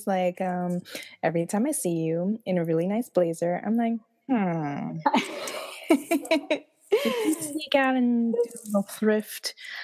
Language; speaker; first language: English; non-native, fluent; Haitian Creole